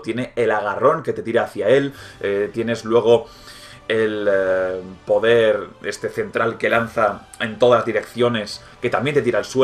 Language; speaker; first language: Spanish; native; Spanish